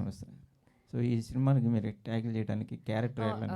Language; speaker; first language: Telugu; native; Telugu